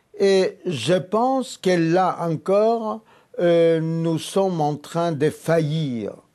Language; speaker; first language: French; non-native, fluent; Polish